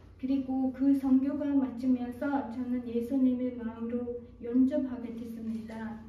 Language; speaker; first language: Korean; non-native, fluent; Mongolian